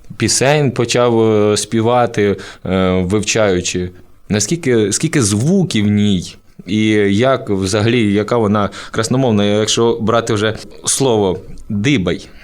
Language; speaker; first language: Ukrainian; native; Ukrainian